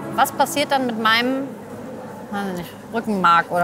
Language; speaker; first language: German; native; German